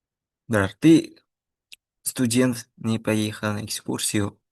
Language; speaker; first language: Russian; non-native, learner; Indonesian